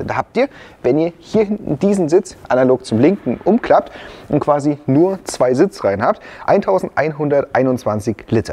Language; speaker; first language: German; native; German